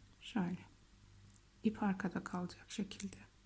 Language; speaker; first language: Turkish; native; Turkish